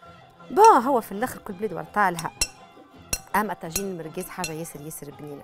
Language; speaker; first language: Arabic; native; Arabic